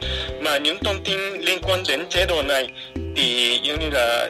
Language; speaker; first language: Vietnamese; non-native, fluent; Japanese